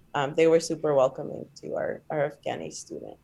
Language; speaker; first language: English; early bilingual, other home language; Spanish